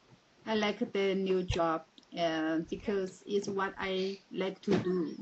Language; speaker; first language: English; non-native, learner; Chinese